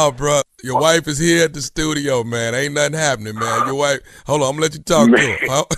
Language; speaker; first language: English; native; English